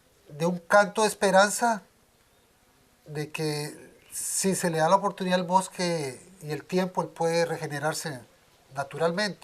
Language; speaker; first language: Spanish; native; Spanish